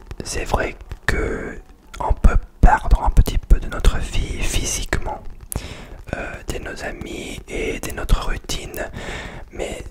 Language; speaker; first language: French; non-native, learner; English